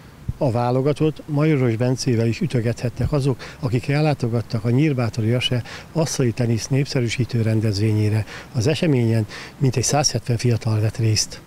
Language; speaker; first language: Hungarian; native; Hungarian